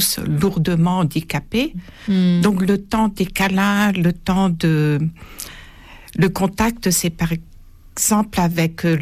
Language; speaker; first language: French; native; French